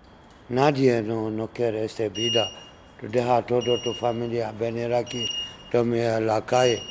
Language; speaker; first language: Spanish; non-native, learner; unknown